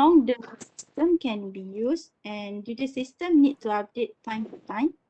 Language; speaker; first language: English; non-native, local second language; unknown